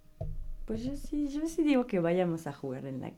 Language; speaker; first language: Spanish; native; Spanish